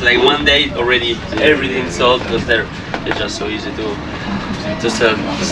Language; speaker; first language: English; non-native, fluent; Italian